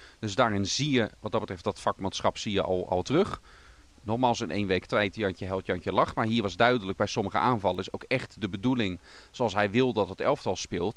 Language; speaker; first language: Dutch; native; Dutch